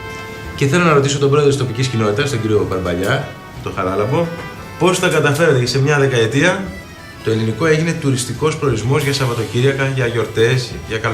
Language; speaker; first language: Greek; native; Greek